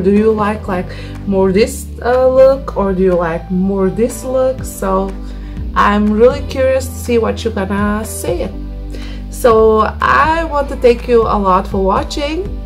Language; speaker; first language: English; non-native, fluent; Macedonian